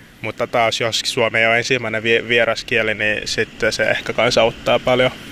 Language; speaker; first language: Finnish; early bilingual, other home language; Lingala